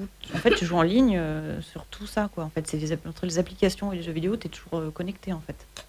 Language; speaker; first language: French; native; French